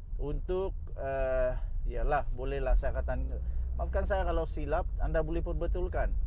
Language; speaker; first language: Malay; non-native, local second language; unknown